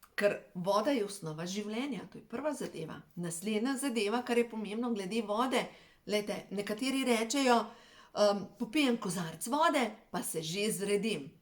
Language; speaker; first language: Slovenian; native; Slovenian